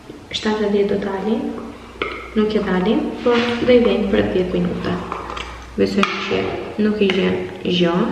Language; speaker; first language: Albanian; early bilingual, heritage; Albanian